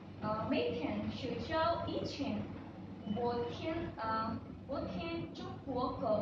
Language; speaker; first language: Chinese; non-native, learner; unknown